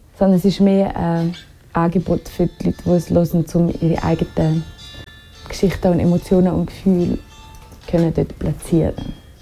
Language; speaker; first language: German; native; German